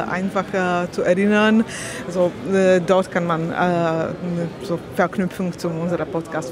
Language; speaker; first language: German; non-native, learner; Slovak